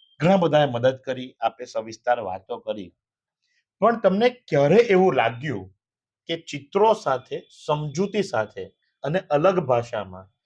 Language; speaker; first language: Gujarati; native; Gujarati